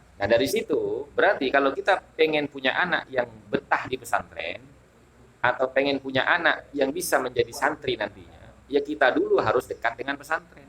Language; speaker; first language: Indonesian; non-native, local second language; Madurese